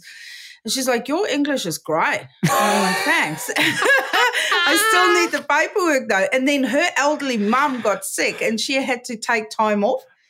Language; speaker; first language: English; non-native, local second language; Afrikaans